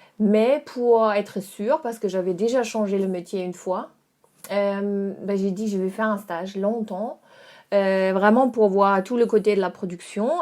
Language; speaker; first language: French; non-native, fluent; German